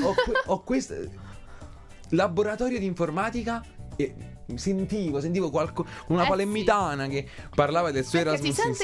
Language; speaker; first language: Italian; native; Italian